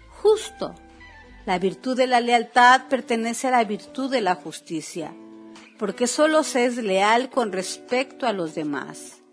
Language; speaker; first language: Spanish; native; Spanish